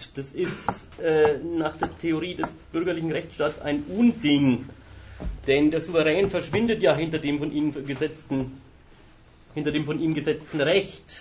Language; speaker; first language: German; native; German